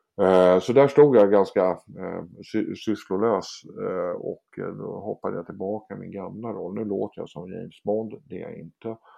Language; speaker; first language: Swedish; native; Swedish